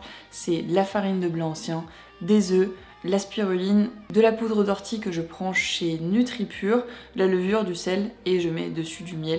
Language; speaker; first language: French; native; French